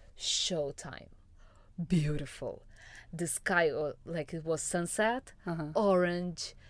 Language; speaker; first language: English; non-native, fluent; Portuguese